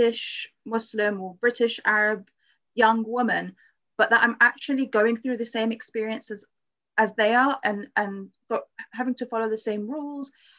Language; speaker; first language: English; native; English